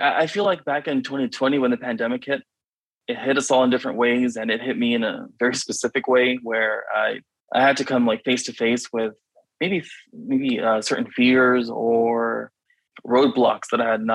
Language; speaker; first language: English; native; English